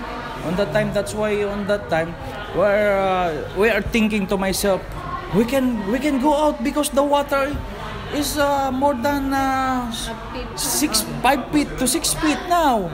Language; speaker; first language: English; non-native, local second language; Filipino